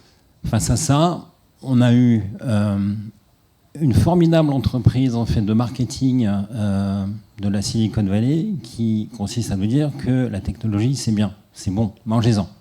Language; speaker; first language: French; native; French